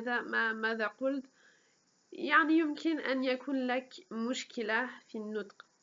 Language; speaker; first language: Arabic; non-native, fluent; French